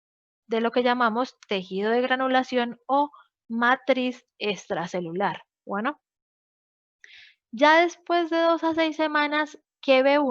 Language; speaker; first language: Spanish; native; Spanish